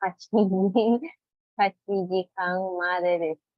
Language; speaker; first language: Japanese; non-native, learner; Spanish